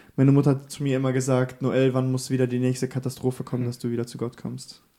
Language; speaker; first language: German; native; German